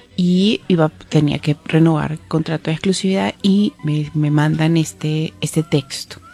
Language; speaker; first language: Spanish; native; Spanish